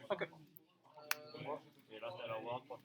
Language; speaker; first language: French; native; French